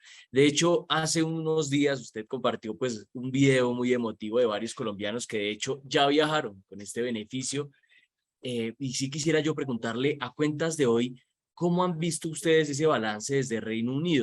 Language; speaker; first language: Spanish; native; Spanish